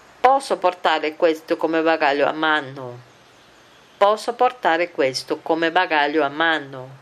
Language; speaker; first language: Italian; non-native, fluent; Portuguese